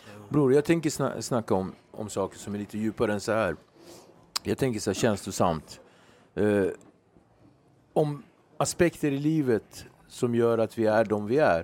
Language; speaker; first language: Swedish; native; Swedish